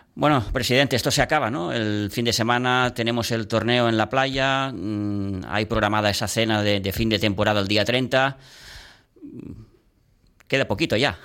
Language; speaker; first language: Spanish; non-native, local second language; Catalan